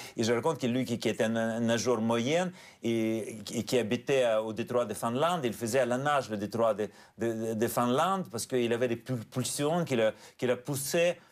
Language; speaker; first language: French; non-native, fluent; Russian